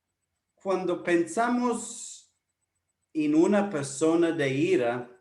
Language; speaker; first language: Spanish; non-native, fluent; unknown